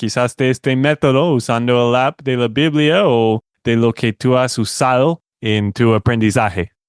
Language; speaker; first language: Spanish; non-native, fluent; English